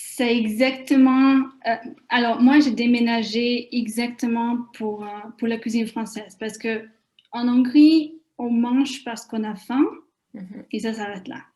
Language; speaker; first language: French; non-native, fluent; Hungarian